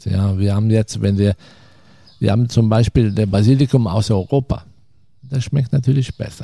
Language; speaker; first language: German; non-native, fluent; Italian